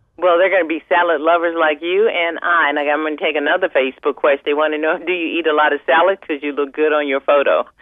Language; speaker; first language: English; native; English